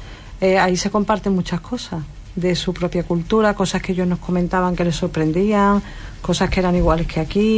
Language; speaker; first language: Spanish; native; Spanish